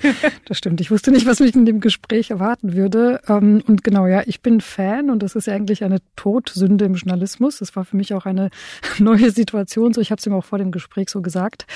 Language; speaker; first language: German; early bilingual, other home language; Romanian